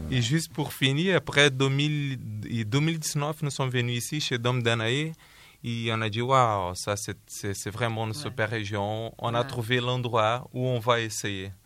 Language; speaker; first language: French; non-native, fluent; Portuguese